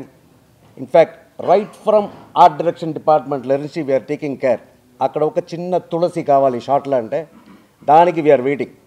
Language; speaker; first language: Telugu; native; Telugu